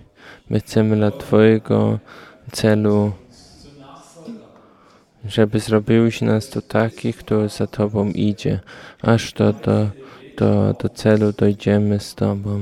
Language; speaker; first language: Polish; non-native, learner; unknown